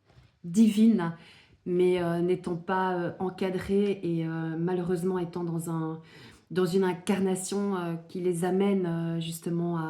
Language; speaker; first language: French; native; French